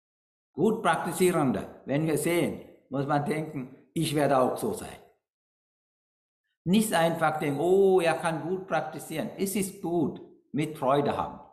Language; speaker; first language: German; non-native, learner; Sinhala